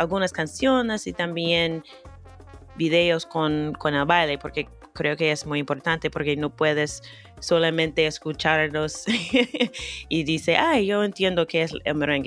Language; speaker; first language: Spanish; non-native, fluent; English